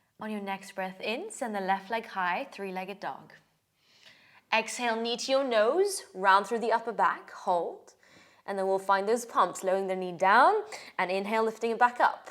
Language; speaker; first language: English; native; English